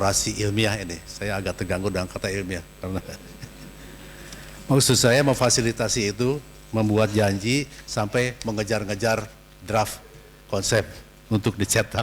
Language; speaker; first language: Indonesian; native; Indonesian